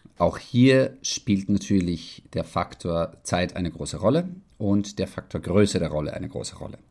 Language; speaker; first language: German; early bilingual, heritage; Italian